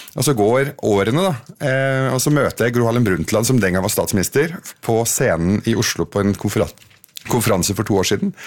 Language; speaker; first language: Norwegian; early bilingual, other home language; Arabic